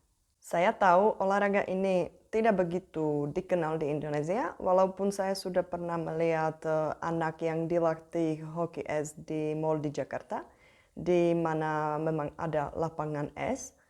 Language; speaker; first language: Indonesian; non-native, fluent; Czech